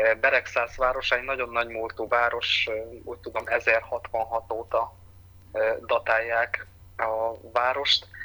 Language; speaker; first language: Hungarian; native; Hungarian